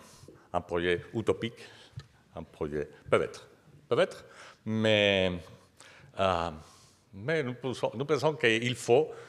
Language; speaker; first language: French; non-native, fluent; Spanish